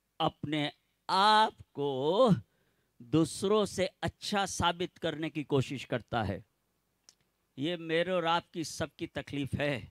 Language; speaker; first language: Hindi; non-native, local second language; Gujarati